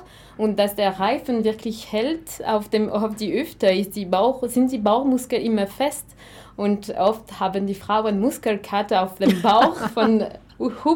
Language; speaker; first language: German; non-native, fluent; French